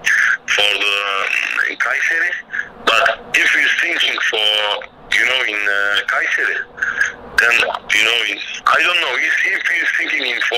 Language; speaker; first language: English; non-native, learner; Turkish